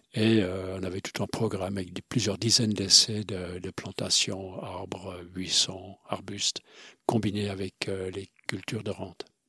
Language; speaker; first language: French; non-native, local second language; Swiss German